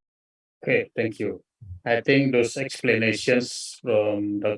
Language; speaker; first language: English; non-native, fluent; Indonesian